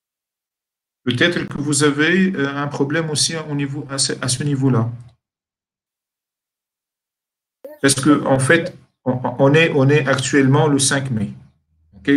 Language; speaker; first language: French; non-native, local second language; Arabic